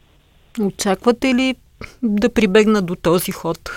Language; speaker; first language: Bulgarian; native; Bulgarian